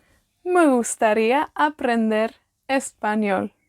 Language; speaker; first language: Spanish; non-native, fluent; Welsh